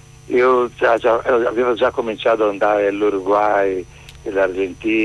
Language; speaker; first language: Italian; non-native, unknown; Portuguese